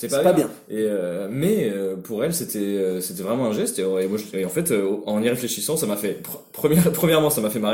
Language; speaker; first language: French; native; French